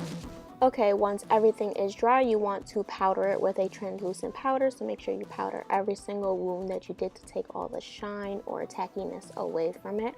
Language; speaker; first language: English; native; English